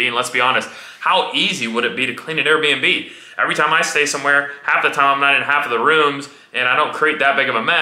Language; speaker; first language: English; native; English